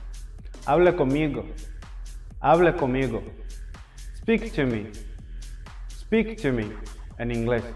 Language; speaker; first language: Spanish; non-native, fluent; Portuguese